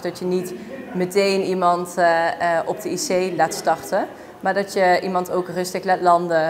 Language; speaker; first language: Dutch; native; Dutch